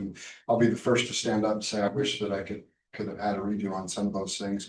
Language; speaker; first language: English; native; English